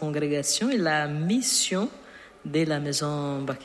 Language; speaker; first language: French; non-native, learner; Portuguese